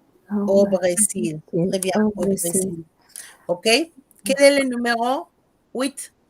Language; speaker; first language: French; non-native, fluent; Spanish